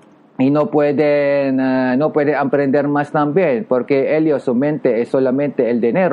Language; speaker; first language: Spanish; non-native, learner; Japanese